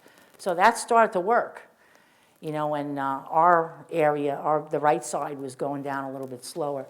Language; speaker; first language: English; native; English